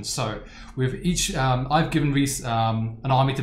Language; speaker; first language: English; native; English